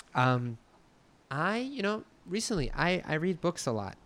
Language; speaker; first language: English; native; English